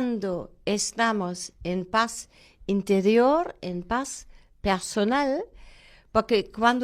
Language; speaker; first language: Spanish; non-native, fluent; German